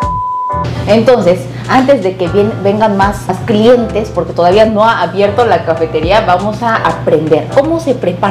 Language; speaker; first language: Spanish; non-native, fluent; Korean